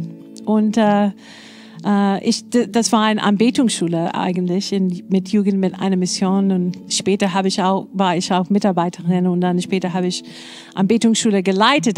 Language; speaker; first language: German; non-native, fluent; English